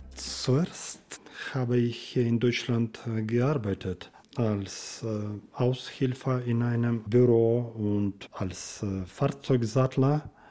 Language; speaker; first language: German; non-native, learner; Ukrainian